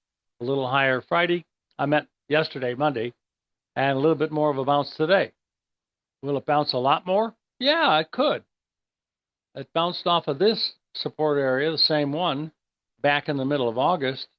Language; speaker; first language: English; native; English